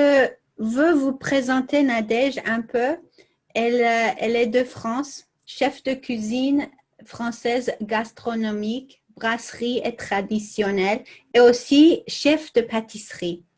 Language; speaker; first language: French; non-native, learner; English